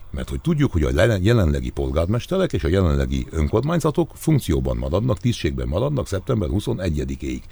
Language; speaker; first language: Hungarian; native; Hungarian